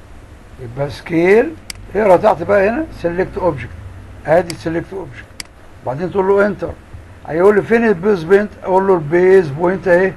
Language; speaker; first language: Arabic; native; Arabic